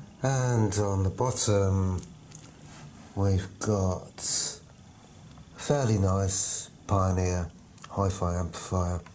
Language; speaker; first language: English; native; English